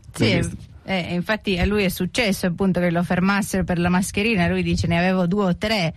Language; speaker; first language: Italian; native; Italian